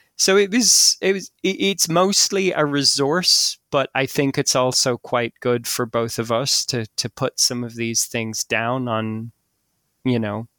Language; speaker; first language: English; native; English